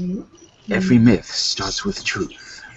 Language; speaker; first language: English; native; English